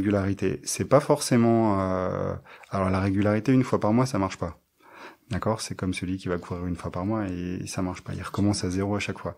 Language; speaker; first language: French; native; French